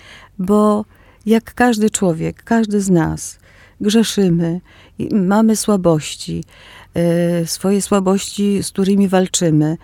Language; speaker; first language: Polish; early bilingual, other home language; Greek